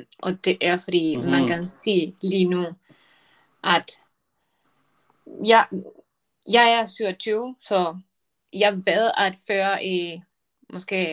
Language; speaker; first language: Danish; non-native, learner; Spanish